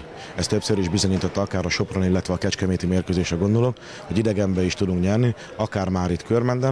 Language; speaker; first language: Hungarian; native; Hungarian